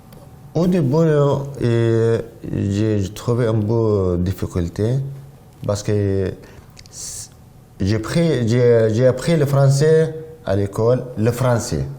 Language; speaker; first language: French; non-native, learner; Arabic